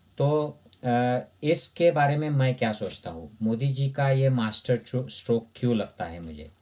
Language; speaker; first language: Hindi; non-native, local second language; Marathi